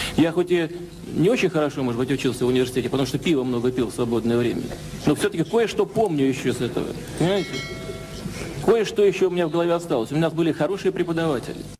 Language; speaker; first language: Russian; native; Russian